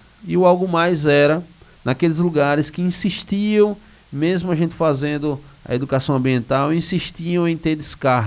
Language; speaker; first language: Portuguese; native; Portuguese